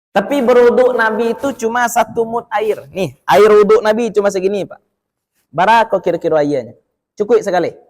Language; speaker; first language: Malay; non-native, local second language; Minangkabau